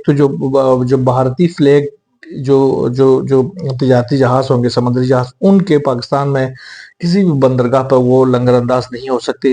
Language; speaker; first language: Urdu; native; Urdu